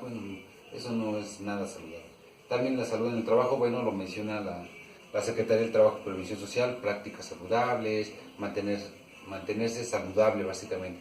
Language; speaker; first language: Spanish; native; Spanish